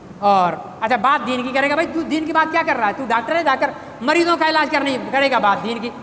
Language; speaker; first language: Urdu; native; Urdu